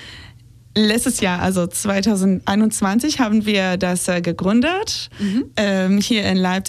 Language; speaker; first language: German; non-native, fluent; Hebrew